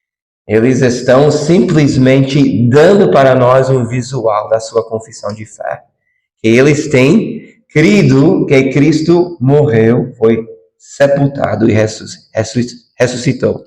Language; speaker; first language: Portuguese; non-native, fluent; English